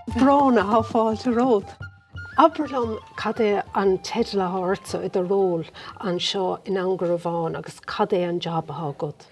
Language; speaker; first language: Irish; non-native, local second language; English